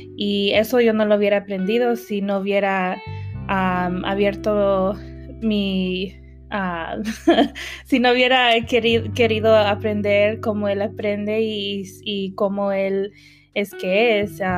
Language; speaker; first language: Spanish; early bilingual, heritage; Spanish